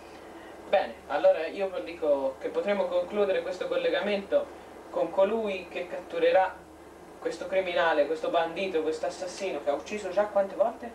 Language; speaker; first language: Italian; native; Italian